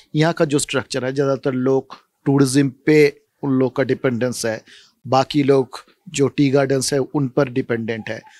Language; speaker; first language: Hindi; non-native, local second language; Bangla